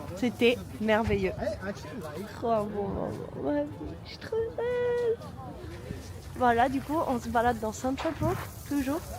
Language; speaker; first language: French; native; French